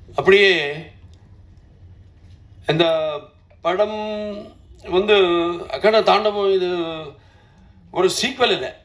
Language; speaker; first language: Tamil; non-native, local second language; Telugu